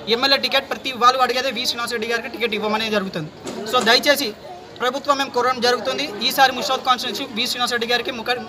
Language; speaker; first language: Telugu; native; Telugu